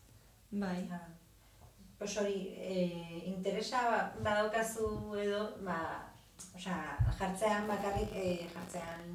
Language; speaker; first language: Basque; non-native, local second language; Spanish